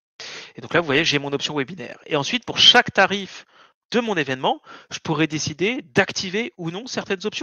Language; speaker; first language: French; native; French